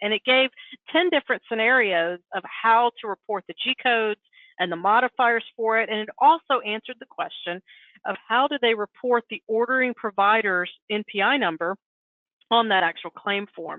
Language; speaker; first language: English; native; English